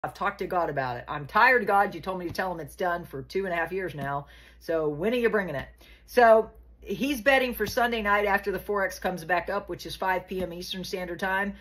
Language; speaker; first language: English; native; English